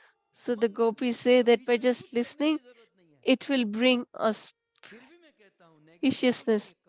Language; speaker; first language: English; non-native, local second language; Hindi